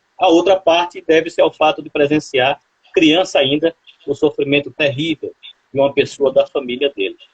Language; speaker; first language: Portuguese; native; Portuguese